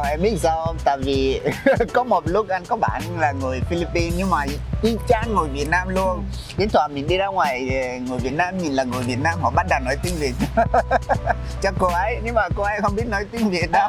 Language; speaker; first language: Vietnamese; non-native, fluent; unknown